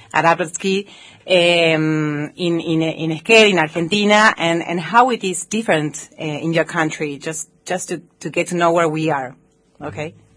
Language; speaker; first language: English; non-native, fluent; Spanish